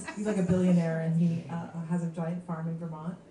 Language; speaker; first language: English; early bilingual, other home language; French